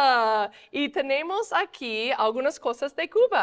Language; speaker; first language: Spanish; non-native, fluent; English